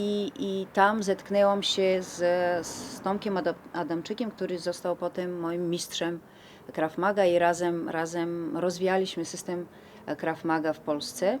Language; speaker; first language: Polish; non-native, fluent; Bulgarian